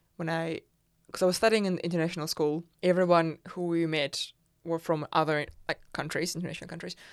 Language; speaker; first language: English; non-native, fluent; Russian